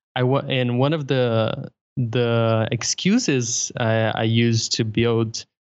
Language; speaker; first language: English; non-native, fluent; Portuguese